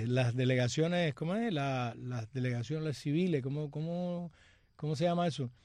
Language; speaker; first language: Spanish; native; Spanish